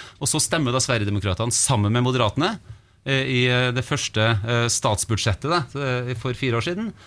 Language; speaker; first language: Norwegian; native; Norwegian